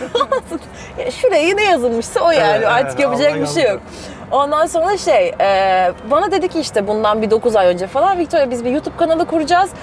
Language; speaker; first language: Turkish; early bilingual, other home language; Russian